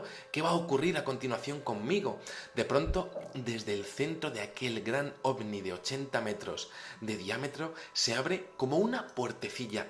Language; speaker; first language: Spanish; native; Spanish